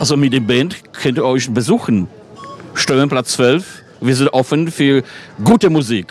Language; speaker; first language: German; non-native, fluent; Polish